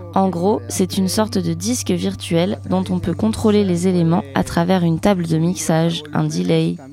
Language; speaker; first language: French; non-native, fluent; Spanish